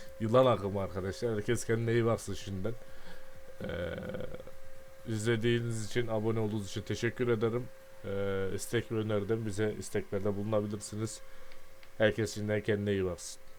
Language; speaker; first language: Turkish; native; Turkish